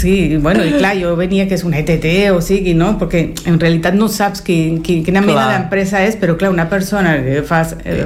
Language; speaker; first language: Catalan; non-native, fluent; Spanish